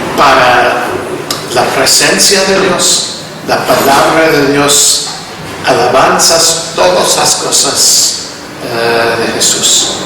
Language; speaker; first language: Spanish; non-native, learner; English